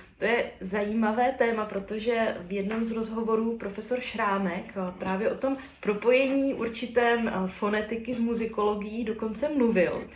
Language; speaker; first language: Czech; native; Czech